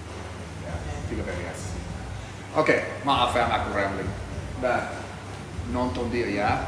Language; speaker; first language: Indonesian; non-native, fluent; English